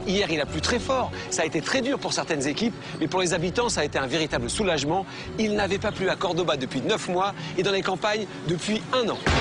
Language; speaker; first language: French; native; French